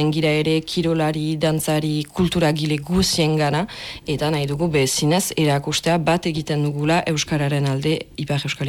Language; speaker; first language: Basque; native; Basque